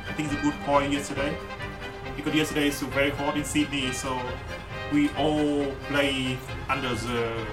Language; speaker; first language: English; non-native, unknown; Vietnamese